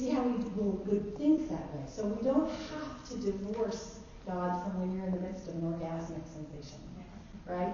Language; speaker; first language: English; native; English